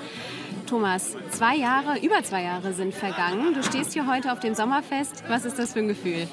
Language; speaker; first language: German; native; German